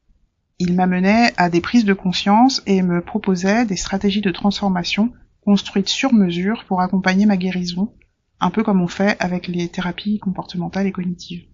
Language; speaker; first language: French; native; French